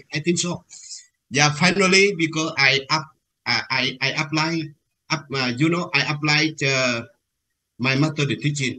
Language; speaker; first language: English; non-native, learner; Vietnamese